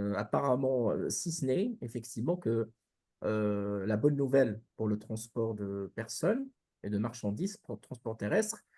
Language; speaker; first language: French; non-native, local second language; Arabic